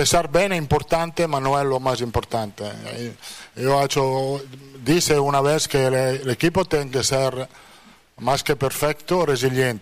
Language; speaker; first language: Portuguese; non-native, fluent; Italian